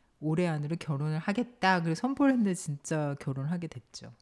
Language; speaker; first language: Korean; native; Korean